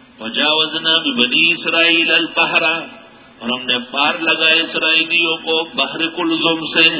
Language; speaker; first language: Urdu; non-native, local second language; Pashto